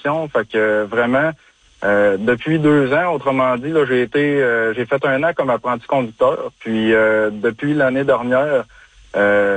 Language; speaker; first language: French; native; French